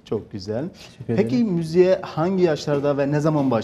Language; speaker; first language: Turkish; native; Turkish